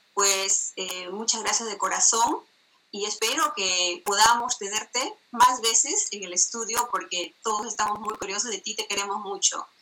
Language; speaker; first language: Spanish; native; Spanish